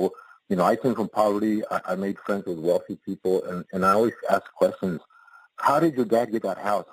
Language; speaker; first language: English; native; English